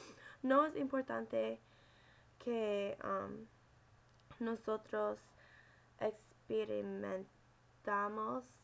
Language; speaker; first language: Spanish; non-native, learner; English